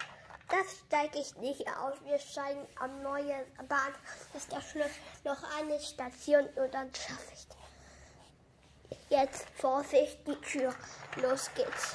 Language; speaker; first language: German; early bilingual, other home language; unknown